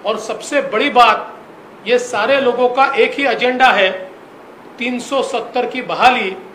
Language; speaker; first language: Hindi; non-native, local second language; Marathi